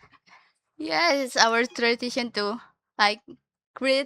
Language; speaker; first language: English; non-native, learner; Indonesian